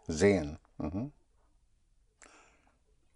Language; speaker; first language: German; non-native, fluent; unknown